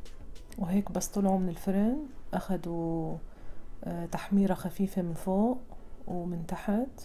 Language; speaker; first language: Arabic; native; Arabic